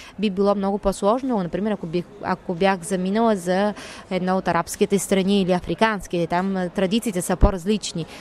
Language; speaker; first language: Bulgarian; native; Bulgarian